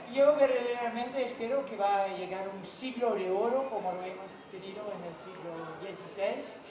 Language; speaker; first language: Spanish; non-native, fluent; Dutch